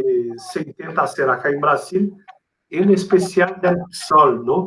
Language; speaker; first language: Spanish; non-native, fluent; Portuguese